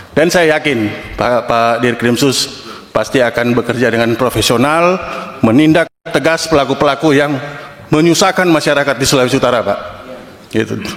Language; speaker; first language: Indonesian; native; Indonesian